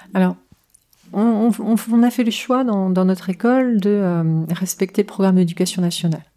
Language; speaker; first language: French; native; French